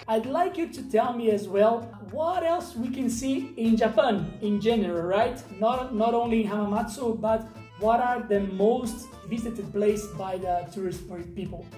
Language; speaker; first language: English; non-native, fluent; Portuguese